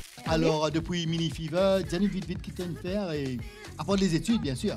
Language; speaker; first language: French; non-native, local second language; Morisyen